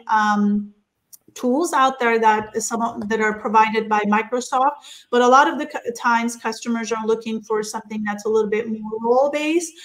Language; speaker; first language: English; non-native, fluent; Turkish